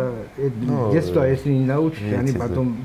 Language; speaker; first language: Russian; non-native, local second language; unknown